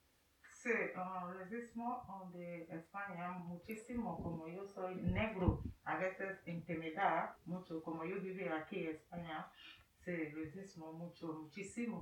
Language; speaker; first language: Spanish; non-native, learner; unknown